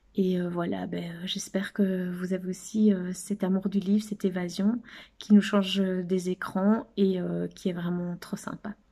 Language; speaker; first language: French; native; French